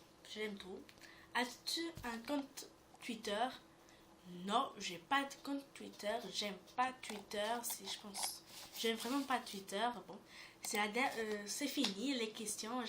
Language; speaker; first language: French; native; French